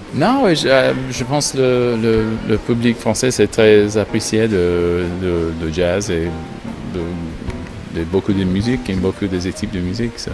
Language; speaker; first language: French; non-native, learner; English